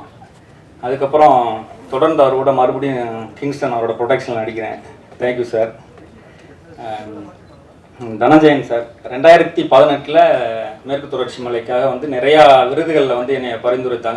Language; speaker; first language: Tamil; native; Tamil